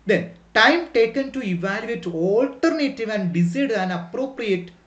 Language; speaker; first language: English; non-native, local second language; Malayalam